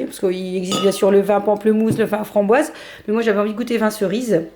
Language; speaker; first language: French; native; French